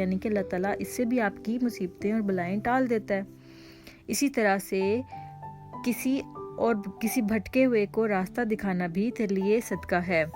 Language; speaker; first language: Urdu; native; Urdu